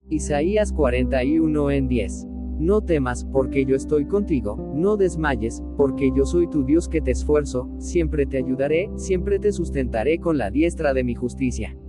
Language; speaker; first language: Spanish; native; Spanish